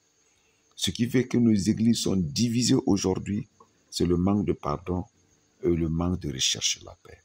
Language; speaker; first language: French; non-native, local second language; Mossi